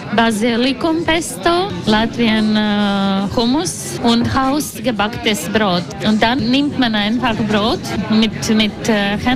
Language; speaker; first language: German; non-native, learner; Latvian